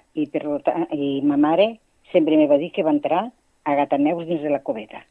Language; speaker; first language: Catalan; native; Catalan